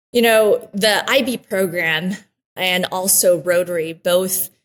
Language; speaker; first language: English; early bilingual, other home language; Spanish